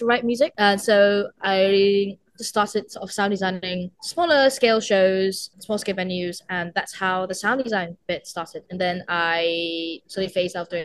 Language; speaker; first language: English; non-native, local second language; Cantonese